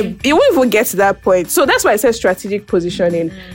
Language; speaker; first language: English; non-native, local second language; Yoruba